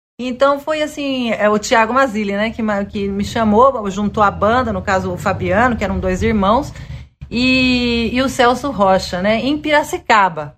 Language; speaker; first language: Portuguese; early bilingual, other home language; Spanish